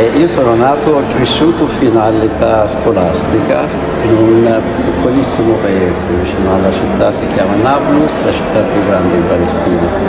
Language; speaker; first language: Italian; non-native, fluent; Arabic